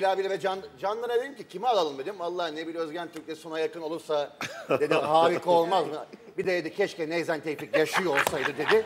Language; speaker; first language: Turkish; native; Turkish